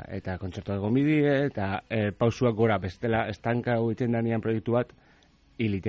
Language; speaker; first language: Basque; native; Basque